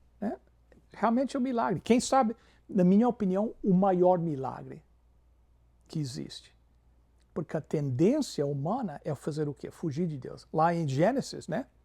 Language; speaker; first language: Portuguese; non-native, fluent; English